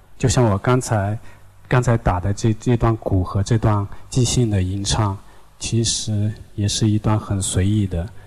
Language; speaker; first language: Chinese; non-native, local second language; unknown